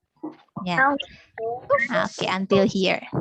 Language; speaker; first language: English; non-native, fluent; Indonesian